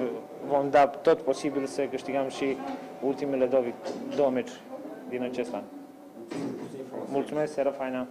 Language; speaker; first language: Romanian; non-native, fluent; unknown